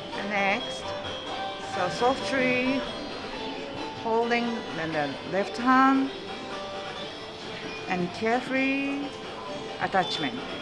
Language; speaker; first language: English; non-native, learner; Japanese